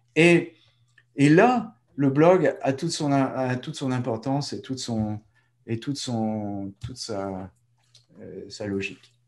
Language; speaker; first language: French; native; French